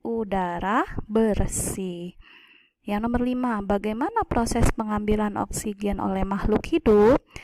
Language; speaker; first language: Indonesian; native; Indonesian